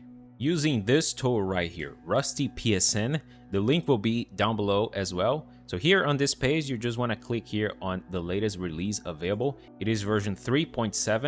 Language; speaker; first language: English; non-native, fluent; Portuguese